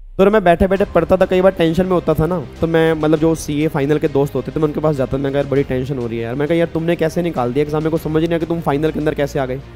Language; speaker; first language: Hindi; native; Hindi